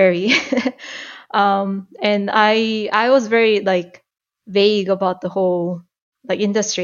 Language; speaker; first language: English; non-native, fluent; Korean